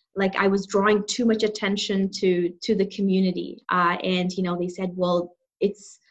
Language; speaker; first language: English; non-native, local second language; Urdu